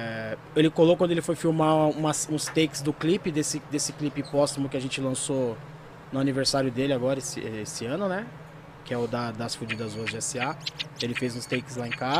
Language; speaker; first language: Portuguese; native; Portuguese